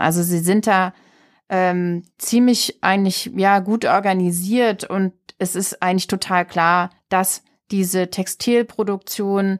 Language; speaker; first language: German; native; German